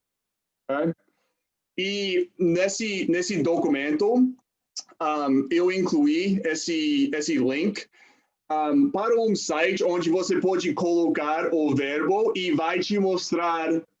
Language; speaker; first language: Portuguese; non-native, fluent; English